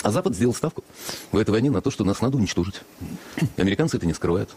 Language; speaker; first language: Russian; native; Russian